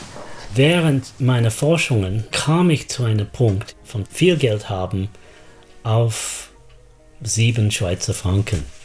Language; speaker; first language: German; non-native, fluent; English